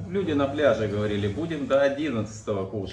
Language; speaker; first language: Russian; native; Russian